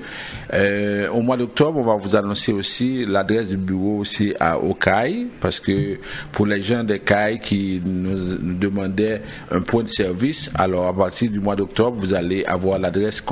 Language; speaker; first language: French; native; French